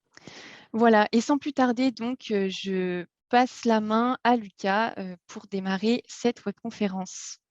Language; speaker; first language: French; native; French